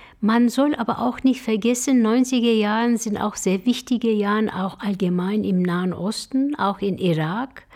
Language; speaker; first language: German; non-native, fluent; Turkish